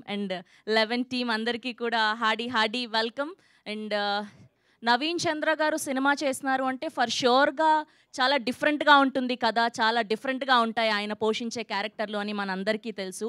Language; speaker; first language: Telugu; native; Telugu